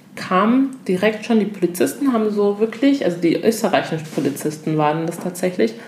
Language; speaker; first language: German; early bilingual, other home language; Ewe